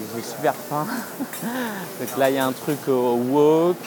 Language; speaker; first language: French; native; French